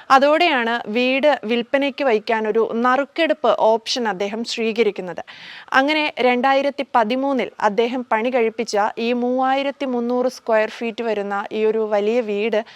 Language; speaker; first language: Malayalam; native; Malayalam